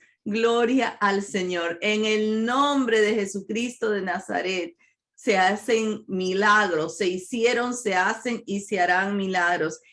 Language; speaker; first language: Spanish; native; Spanish